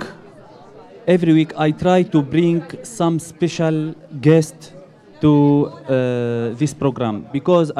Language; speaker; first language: English; non-native, learner; Arabic